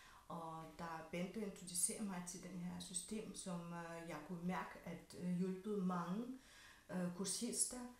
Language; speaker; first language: Danish; non-native, fluent; Russian